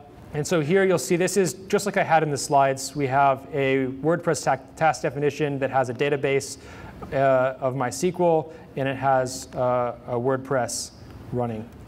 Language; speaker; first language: English; native; English